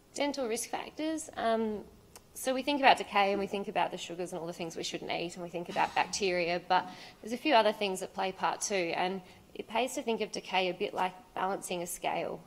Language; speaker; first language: English; native; English